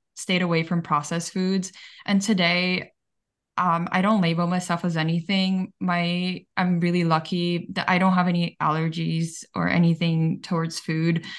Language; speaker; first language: English; early bilingual, other home language; Bulgarian